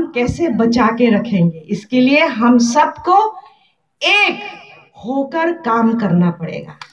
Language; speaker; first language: Hindi; non-native, local second language; Bodo